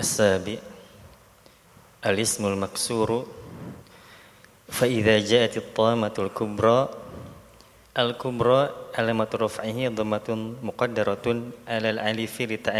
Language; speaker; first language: Arabic; non-native, learner; Indonesian